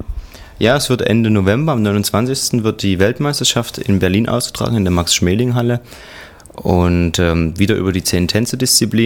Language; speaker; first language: German; native; German